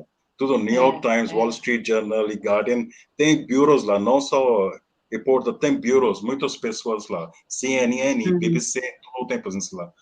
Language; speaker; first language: Portuguese; non-native, learner; Hindi